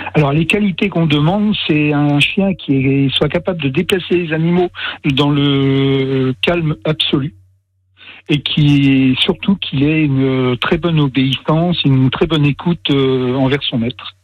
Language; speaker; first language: French; native; French